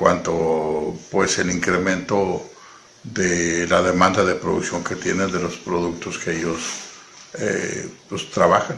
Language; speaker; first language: Spanish; native; Spanish